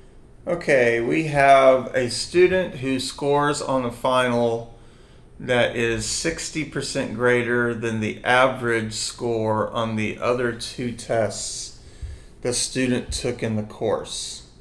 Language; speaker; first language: English; native; English